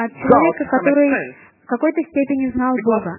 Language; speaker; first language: Russian; native; Russian